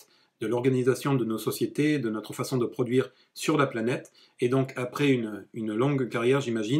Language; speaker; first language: French; native; French